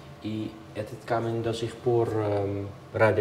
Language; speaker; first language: Russian; non-native, learner; Dutch